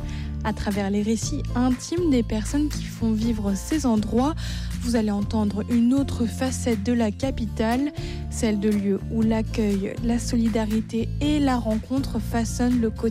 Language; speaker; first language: French; native; French